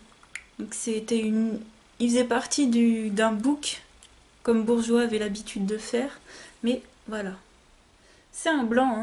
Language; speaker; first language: French; native; French